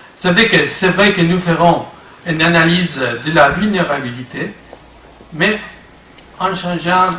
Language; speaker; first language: French; non-native, learner; Spanish